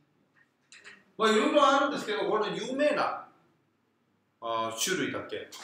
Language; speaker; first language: Japanese; non-native, fluent; Korean